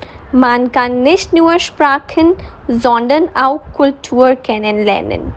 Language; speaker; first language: German; non-native, learner; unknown